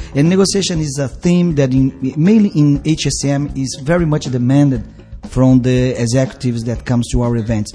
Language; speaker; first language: English; non-native, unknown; Portuguese